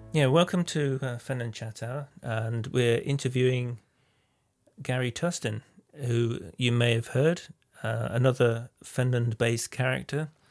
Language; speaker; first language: English; native; English